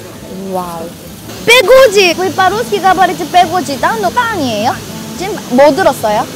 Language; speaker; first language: Russian; non-native, learner; Korean